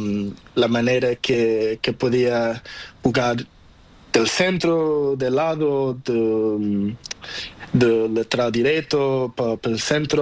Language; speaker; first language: Spanish; non-native, learner; Portuguese